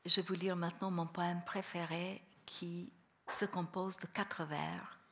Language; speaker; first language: French; non-native, fluent; Albanian